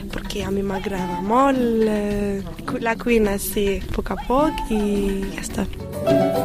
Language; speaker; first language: Catalan; non-native, learner; Arabic